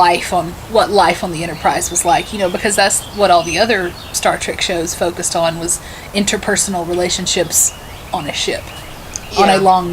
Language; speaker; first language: English; native; English